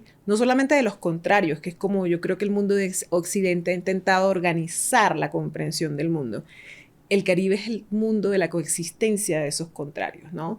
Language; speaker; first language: Spanish; native; Spanish